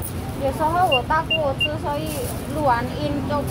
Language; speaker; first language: Chinese; non-native, learner; Javanese